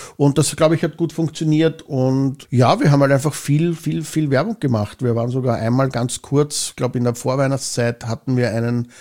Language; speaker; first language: German; native; German